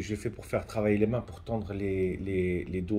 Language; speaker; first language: French; native; French